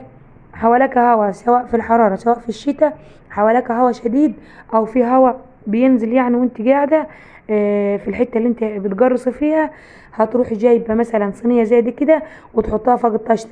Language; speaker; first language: Arabic; native; Arabic